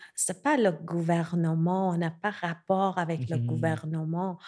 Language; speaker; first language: French; non-native, learner; Persian